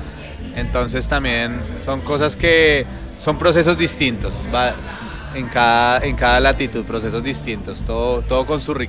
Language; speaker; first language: Spanish; native; Spanish